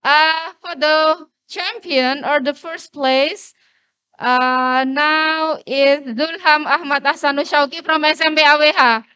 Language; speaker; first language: English; non-native, fluent; Indonesian